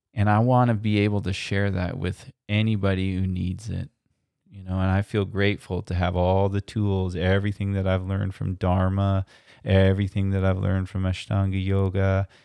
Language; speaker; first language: English; early bilingual, other home language; German